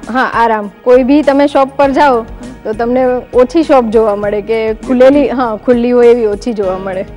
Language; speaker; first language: Gujarati; native; Gujarati